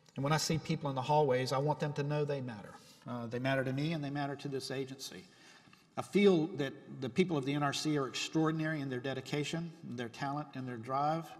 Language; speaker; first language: English; native; English